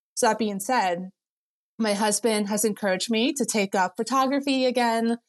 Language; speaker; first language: English; native; English